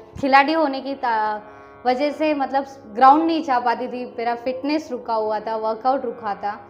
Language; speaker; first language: Hindi; non-native, local second language; Nepali